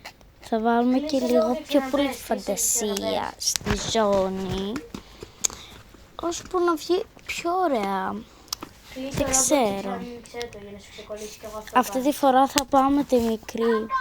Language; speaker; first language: Greek; native; Greek